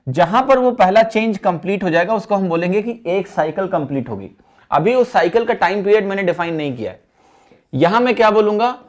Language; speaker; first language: Hindi; native; Hindi